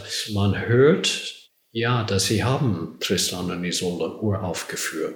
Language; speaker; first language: German; non-native, learner; English